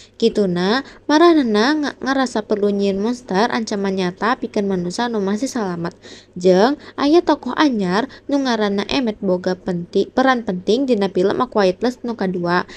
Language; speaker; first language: Sundanese; non-native, local second language; Indonesian